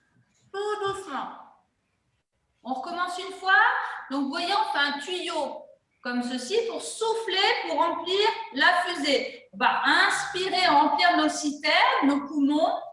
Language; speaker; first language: French; native; French